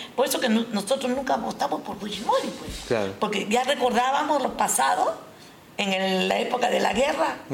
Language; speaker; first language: Spanish; non-native, local second language; Japanese